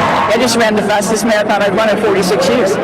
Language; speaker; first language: English; native; English